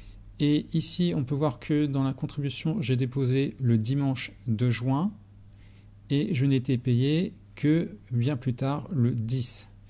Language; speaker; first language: French; native; French